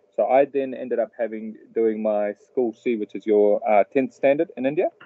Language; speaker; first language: English; early bilingual, other home language; Telugu